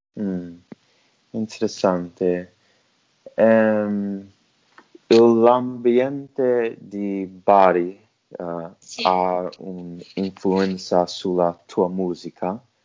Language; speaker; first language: Italian; non-native, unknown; English